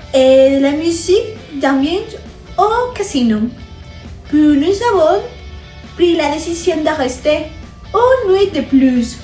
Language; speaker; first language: French; non-native, learner; Spanish